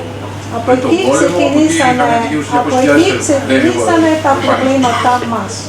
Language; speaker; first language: Greek; non-native, fluent; Serbian